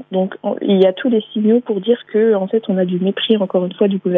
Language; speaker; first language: French; native; French